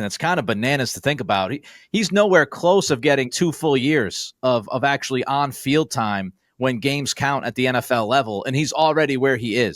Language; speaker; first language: English; native; English